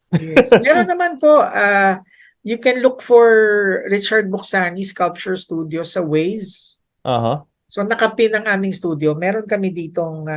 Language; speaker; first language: Filipino; native; Filipino